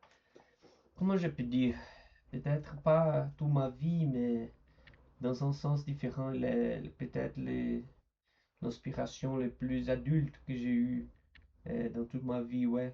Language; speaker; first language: French; non-native, learner; Portuguese